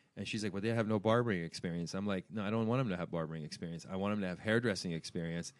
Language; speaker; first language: English; early bilingual, other home language; Persian